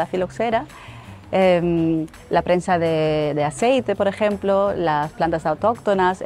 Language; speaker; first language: Spanish; native; Spanish